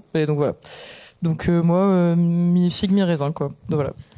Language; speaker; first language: French; native; French